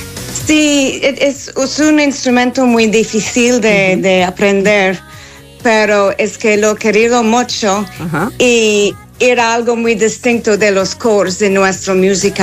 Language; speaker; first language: Spanish; non-native, fluent; English